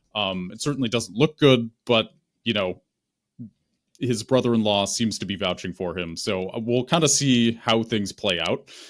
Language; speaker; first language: English; native; English